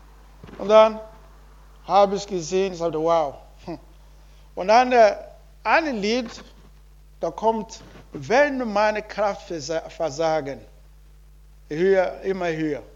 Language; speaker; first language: German; non-native, learner; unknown